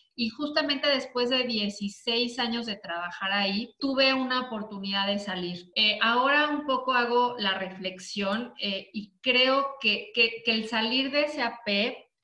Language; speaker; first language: Spanish; native; Spanish